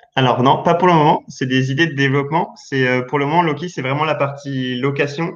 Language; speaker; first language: French; native; French